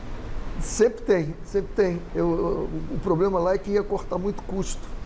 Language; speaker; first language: Portuguese; native; Portuguese